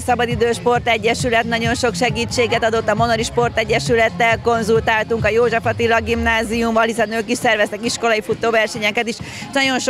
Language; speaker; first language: Hungarian; native; Hungarian